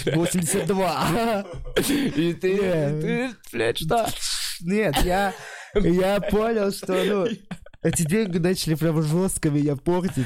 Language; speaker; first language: Russian; native; Russian